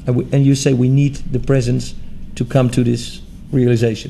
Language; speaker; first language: English; non-native, fluent; Dutch